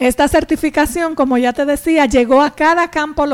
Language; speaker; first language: Spanish; native; Spanish